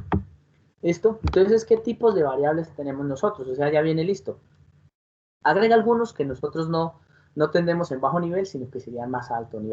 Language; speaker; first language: Spanish; native; Spanish